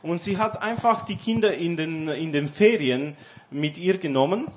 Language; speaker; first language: German; non-native, learner; Romanian